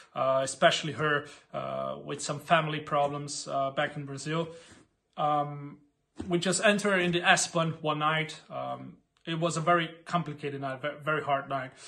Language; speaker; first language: English; non-native, fluent; Portuguese